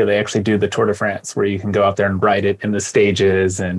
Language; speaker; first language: English; native; English